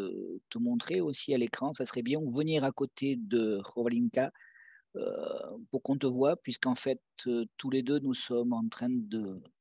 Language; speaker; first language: French; native; French